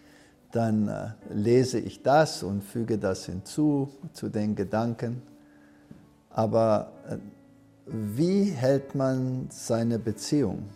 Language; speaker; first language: German; early bilingual, heritage; German